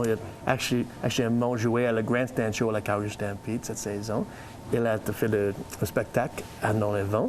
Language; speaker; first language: French; non-native, learner; English